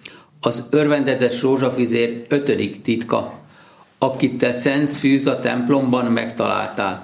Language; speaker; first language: Hungarian; native; Hungarian